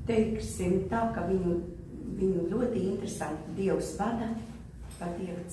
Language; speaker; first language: Latvian; non-native, local second language; Russian